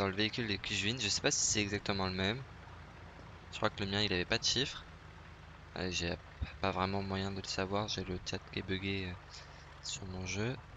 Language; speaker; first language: French; native; French